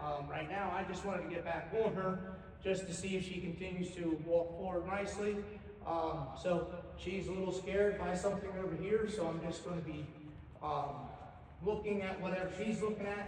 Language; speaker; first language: English; native; English